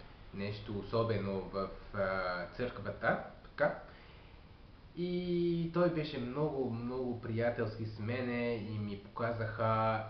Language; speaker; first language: Bulgarian; non-native, learner; French